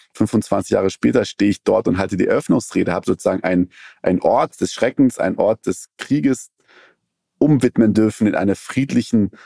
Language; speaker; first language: German; early bilingual, other home language; Persian